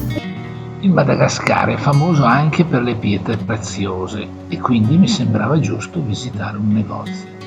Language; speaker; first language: Italian; native; Italian